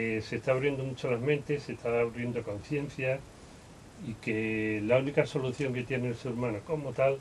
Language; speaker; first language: Spanish; native; Spanish